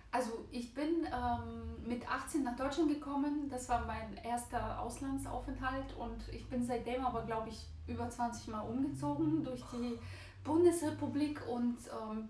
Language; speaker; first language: German; non-native, fluent; Bulgarian